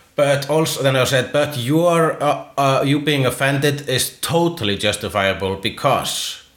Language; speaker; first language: English; non-native, fluent; Icelandic